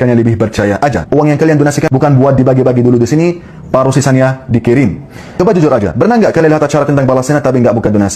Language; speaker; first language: Indonesian; non-native, fluent; Arabic